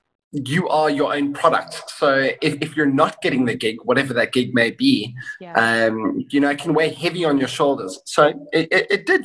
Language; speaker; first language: English; native; English